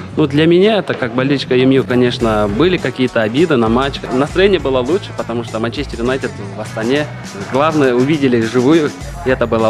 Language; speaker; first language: Russian; native; Russian